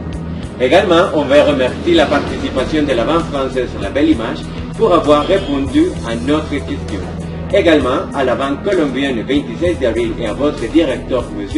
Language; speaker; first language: French; non-native, learner; Spanish